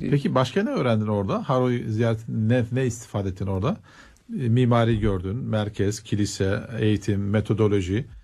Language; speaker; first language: Turkish; native; Turkish